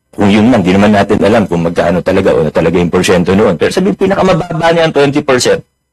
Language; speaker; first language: Filipino; native; Filipino